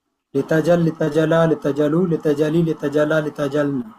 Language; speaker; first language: Arabic; non-native, learner; Urdu